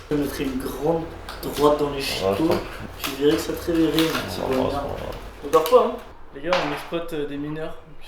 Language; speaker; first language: French; native; French